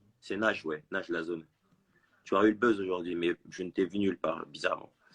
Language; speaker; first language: French; native; French